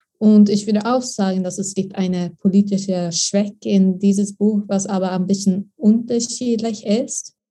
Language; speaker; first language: German; non-native, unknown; Swedish